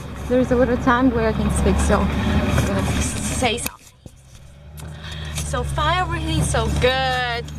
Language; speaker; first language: English; non-native, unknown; Russian